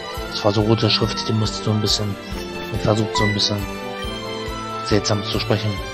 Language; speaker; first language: German; native; German